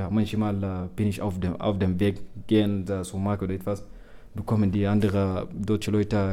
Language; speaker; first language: German; non-native, learner; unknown